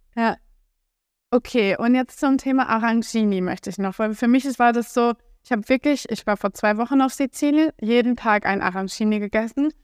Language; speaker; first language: German; native; German